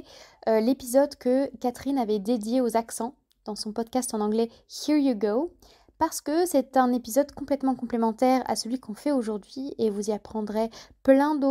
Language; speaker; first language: French; native; French